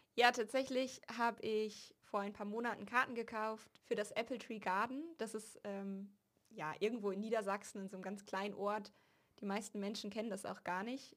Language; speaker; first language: German; native; German